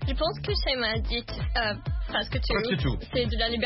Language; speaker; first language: French; non-native, local second language; Arabic